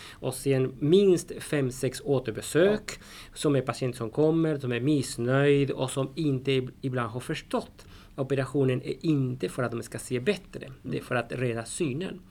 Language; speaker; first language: Swedish; non-native, fluent; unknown